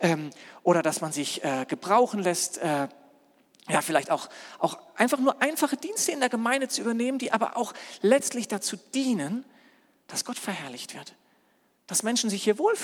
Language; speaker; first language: German; native; German